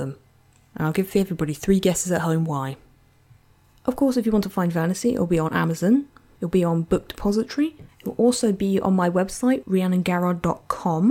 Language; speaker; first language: English; native; English